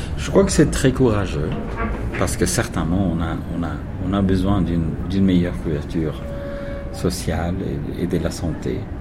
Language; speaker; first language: French; non-native, fluent; Spanish